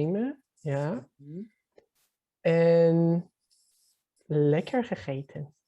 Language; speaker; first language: Dutch; non-native, learner; Persian